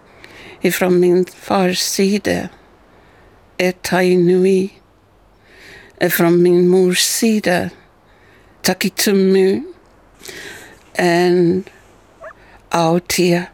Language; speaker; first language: Swedish; non-native, fluent; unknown